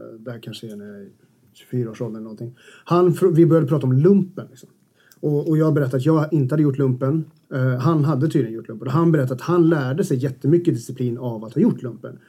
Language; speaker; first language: Swedish; native; Swedish